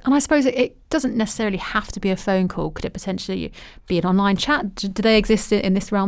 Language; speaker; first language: English; native; English